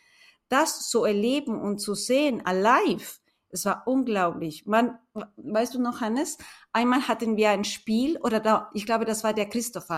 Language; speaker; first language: German; non-native, fluent; Spanish